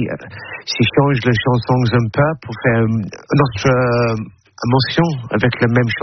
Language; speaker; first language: French; non-native, learner; English